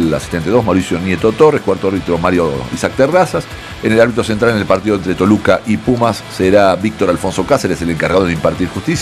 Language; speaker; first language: Spanish; native; Spanish